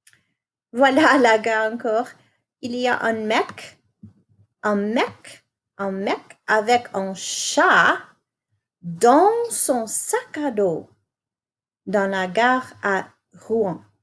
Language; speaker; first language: French; non-native, fluent; English